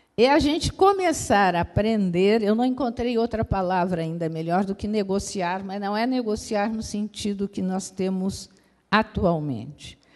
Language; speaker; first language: Portuguese; native; Portuguese